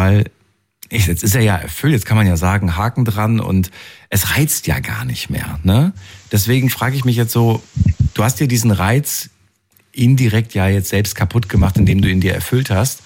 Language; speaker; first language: German; native; German